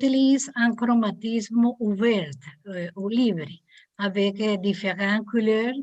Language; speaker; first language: French; non-native, learner; Spanish